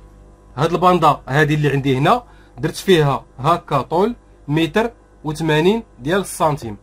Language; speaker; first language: Arabic; native; Arabic